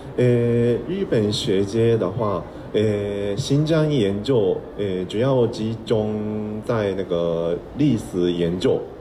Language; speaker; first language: Chinese; non-native, fluent; Japanese